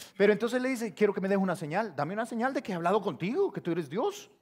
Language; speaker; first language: Spanish; native; Spanish